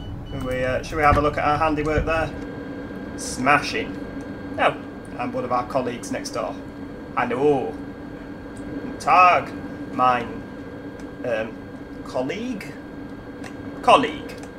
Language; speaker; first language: English; native; English